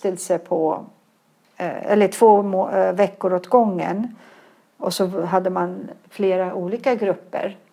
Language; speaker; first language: Swedish; early bilingual, other home language; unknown